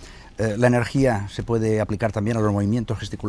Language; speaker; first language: Spanish; native; Spanish